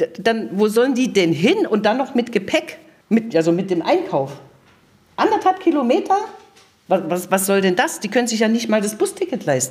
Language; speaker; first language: German; native; German